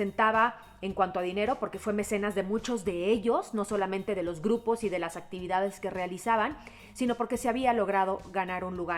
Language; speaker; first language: Spanish; native; Spanish